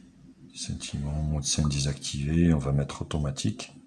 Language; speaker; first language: French; native; French